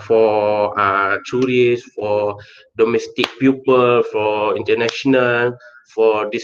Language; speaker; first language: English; non-native, local second language; Malay